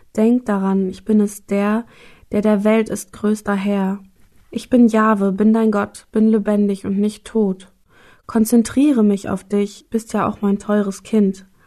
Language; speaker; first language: German; native; German